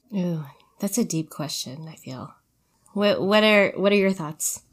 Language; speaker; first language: English; early bilingual, other home language; Filipino